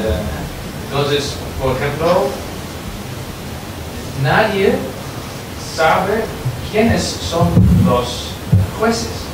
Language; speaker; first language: Spanish; non-native, learner; Dutch